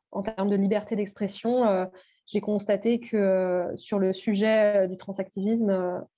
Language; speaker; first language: French; native; French